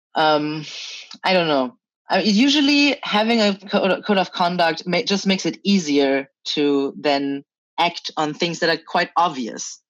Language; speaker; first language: English; early bilingual, other home language; Chinese